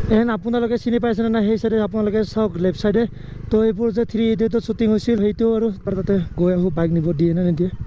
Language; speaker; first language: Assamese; non-native, local second language; Bodo